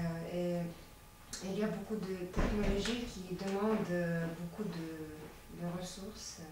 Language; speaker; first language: French; non-native, learner; Latvian